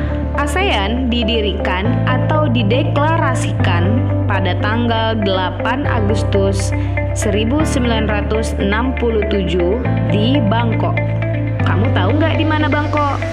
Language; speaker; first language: Indonesian; native; Indonesian